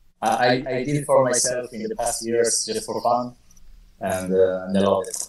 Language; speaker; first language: English; non-native, fluent; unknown